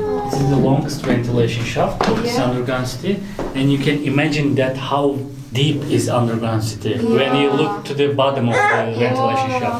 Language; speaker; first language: English; non-native, fluent; Turkish